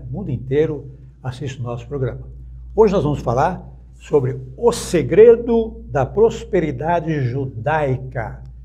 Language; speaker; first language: Portuguese; native; Portuguese